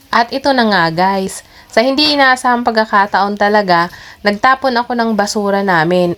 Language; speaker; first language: Filipino; native; Filipino